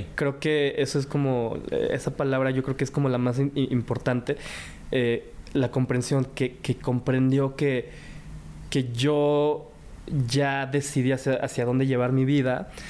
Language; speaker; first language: Spanish; early bilingual, other home language; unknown